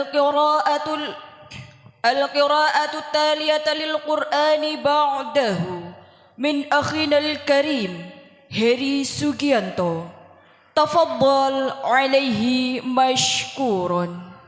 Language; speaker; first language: Arabic; non-native, learner; Indonesian